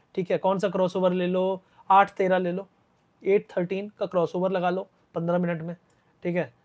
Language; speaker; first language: Hindi; non-native, local second language; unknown